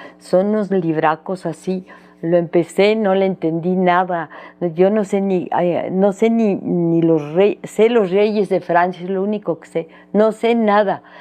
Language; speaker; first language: Spanish; early bilingual, other home language; French